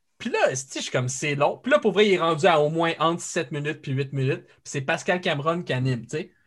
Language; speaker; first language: French; native; French